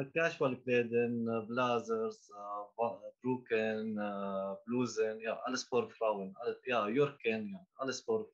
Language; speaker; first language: Dutch; non-native, learner; Arabic